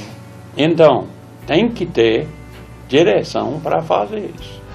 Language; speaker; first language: Portuguese; non-native, fluent; English